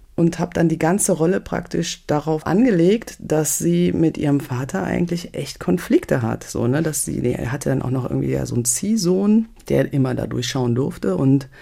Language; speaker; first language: German; native; German